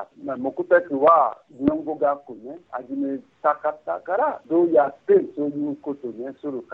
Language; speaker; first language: Japanese; non-native, fluent; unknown